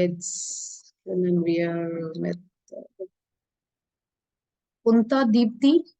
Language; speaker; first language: German; non-native, fluent; Hindi